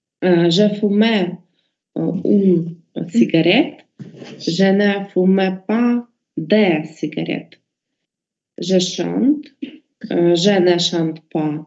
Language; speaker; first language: French; non-native, learner; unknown